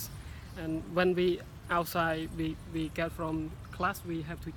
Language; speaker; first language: English; non-native, learner; Khmer